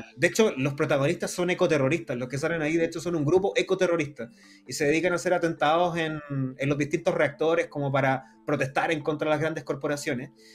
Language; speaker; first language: Spanish; native; Spanish